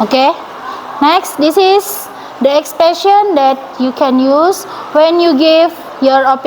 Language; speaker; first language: English; non-native, learner; Indonesian